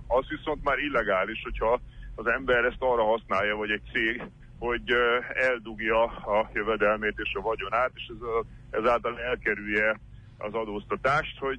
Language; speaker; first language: Hungarian; native; Hungarian